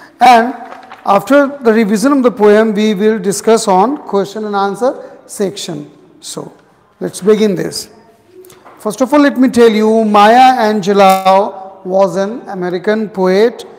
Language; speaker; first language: English; non-native, local second language; Hindi